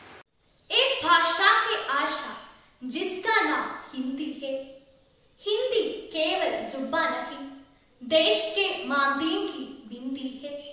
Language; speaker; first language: Hindi; non-native, local second language; Malayalam